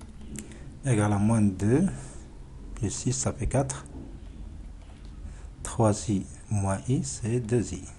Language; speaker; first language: French; non-native, local second language; Arabic